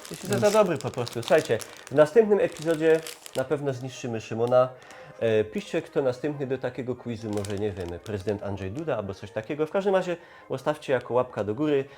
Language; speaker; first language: Polish; native; Polish